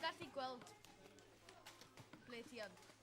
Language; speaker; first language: Welsh; non-native, local second language; English